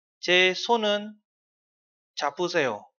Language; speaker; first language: Korean; non-native, fluent; Vietnamese